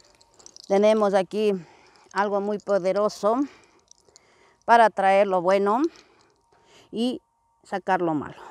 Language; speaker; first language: Spanish; native; Spanish